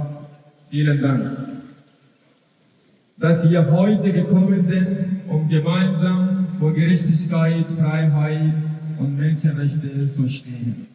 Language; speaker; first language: German; non-native, fluent; Baluchi